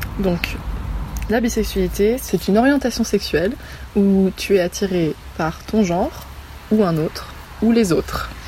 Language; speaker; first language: French; native; French